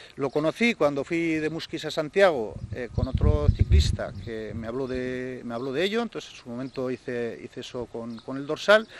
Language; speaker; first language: Spanish; native; Spanish